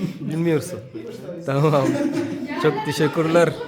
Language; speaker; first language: Turkish; non-native, learner; Arabic